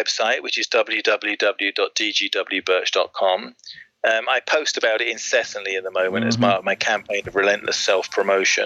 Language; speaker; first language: English; native; English